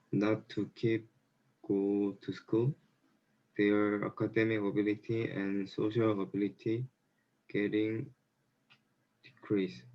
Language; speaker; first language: English; non-native, learner; Korean